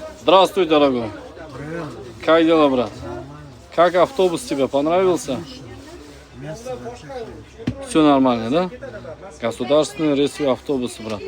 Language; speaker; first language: Russian; non-native, fluent; Uzbek